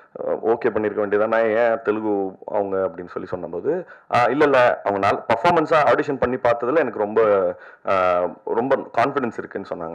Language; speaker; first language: Tamil; native; Tamil